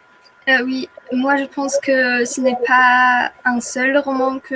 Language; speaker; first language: French; non-native, fluent; German